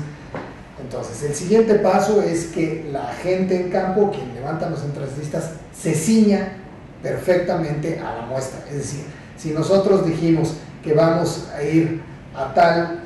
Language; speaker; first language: Spanish; native; Spanish